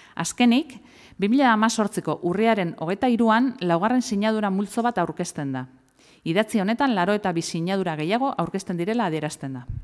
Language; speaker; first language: Basque; native; Basque